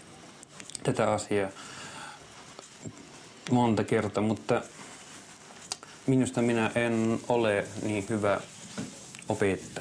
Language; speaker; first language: Finnish; non-native, fluent; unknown